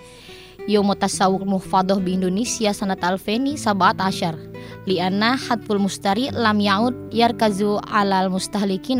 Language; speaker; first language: Arabic; non-native, fluent; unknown